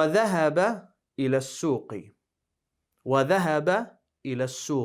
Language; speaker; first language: Arabic; non-native, fluent; English